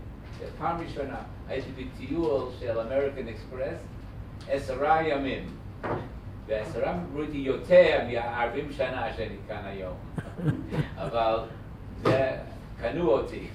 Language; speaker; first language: Hebrew; non-native, fluent; English